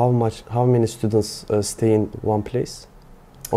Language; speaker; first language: English; non-native, learner; Turkish